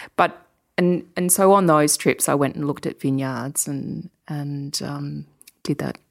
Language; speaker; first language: English; native; English